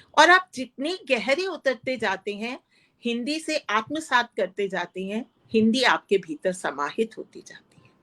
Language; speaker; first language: Hindi; non-native, local second language; Punjabi